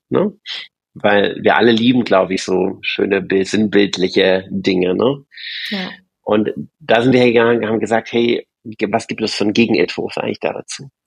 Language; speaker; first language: German; native; German